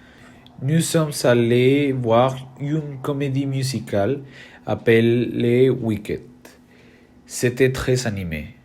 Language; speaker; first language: French; non-native, learner; Spanish